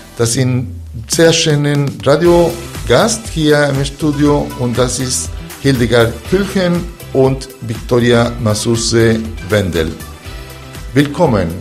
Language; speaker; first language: German; non-native, fluent; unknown